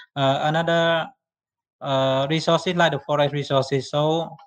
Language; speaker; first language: English; non-native, learner; Khmer